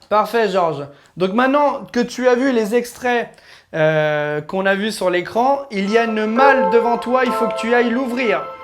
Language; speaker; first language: French; native; French